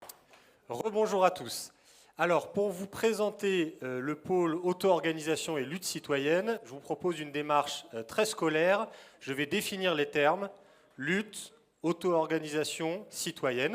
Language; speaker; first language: French; native; French